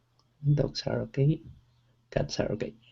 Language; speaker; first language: English; non-native, learner; Spanish